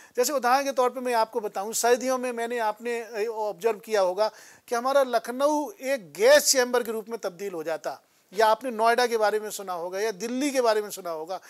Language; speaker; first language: Hindi; native; Hindi